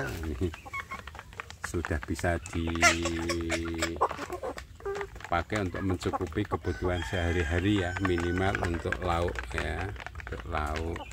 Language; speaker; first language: Indonesian; native; Indonesian